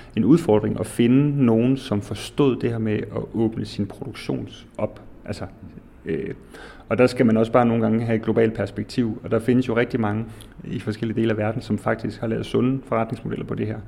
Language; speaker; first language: Danish; native; Danish